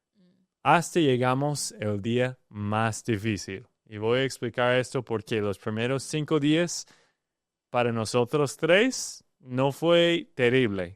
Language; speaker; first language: Spanish; non-native, learner; English